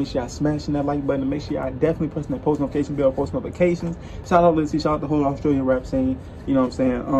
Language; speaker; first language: English; native; English